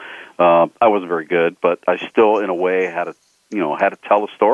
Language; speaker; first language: English; native; English